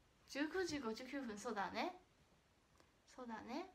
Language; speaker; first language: Japanese; non-native, fluent; Chinese